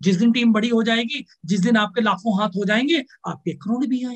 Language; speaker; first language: Hindi; native; Hindi